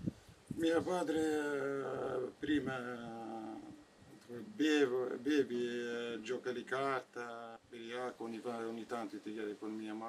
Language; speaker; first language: Italian; non-native, learner; Arabic